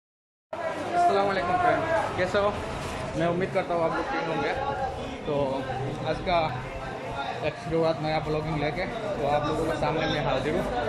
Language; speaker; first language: Hindi; non-native, local second language; Bangla